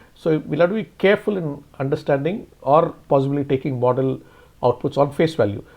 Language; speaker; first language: English; non-native, local second language; Tamil